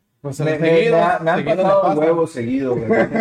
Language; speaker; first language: Spanish; native; Spanish